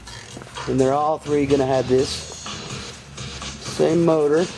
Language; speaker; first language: English; native; English